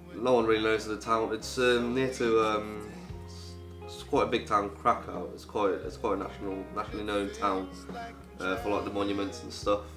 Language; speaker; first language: English; early bilingual, other home language; Polish